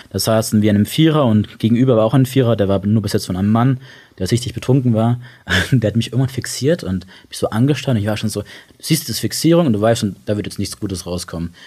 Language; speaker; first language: German; early bilingual, other home language; Italian